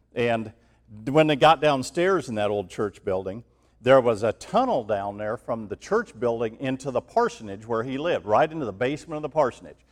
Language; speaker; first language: English; native; English